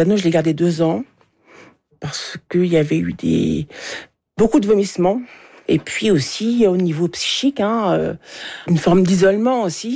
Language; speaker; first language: French; native; French